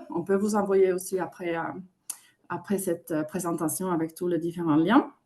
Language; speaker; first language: French; non-native, fluent; Finnish